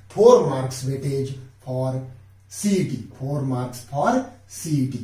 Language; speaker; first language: English; non-native, local second language; Marathi